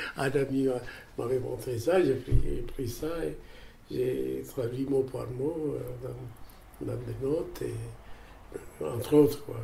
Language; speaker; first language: French; non-native, fluent; Amharic